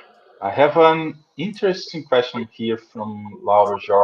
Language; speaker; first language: English; non-native, fluent; Portuguese